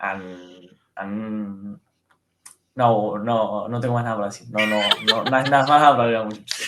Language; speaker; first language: Spanish; native; Spanish